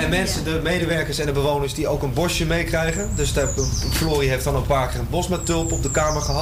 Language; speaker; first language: Dutch; native; Dutch